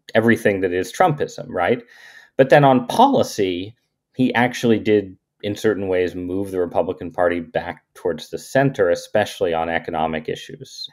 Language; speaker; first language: English; native; English